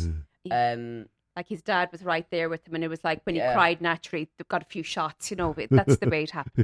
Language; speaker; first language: English; native; English